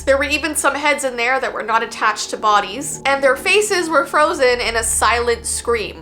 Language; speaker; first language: English; native; English